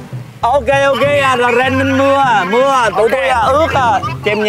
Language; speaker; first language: Vietnamese; native; Vietnamese